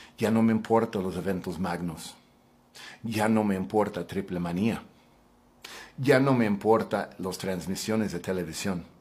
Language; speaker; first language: Spanish; non-native, fluent; English